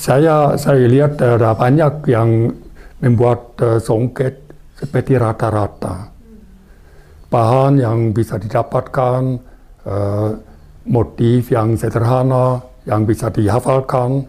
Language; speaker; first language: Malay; non-native, fluent; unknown